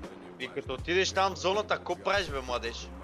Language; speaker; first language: Bulgarian; native; Bulgarian